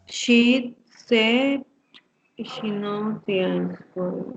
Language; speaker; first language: English; non-native, learner; Spanish